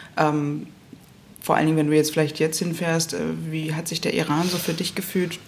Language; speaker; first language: German; native; German